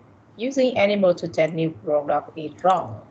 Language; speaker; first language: English; non-native, learner; Vietnamese